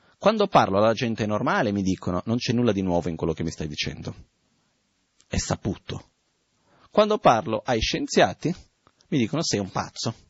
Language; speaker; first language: Italian; non-native, fluent; Portuguese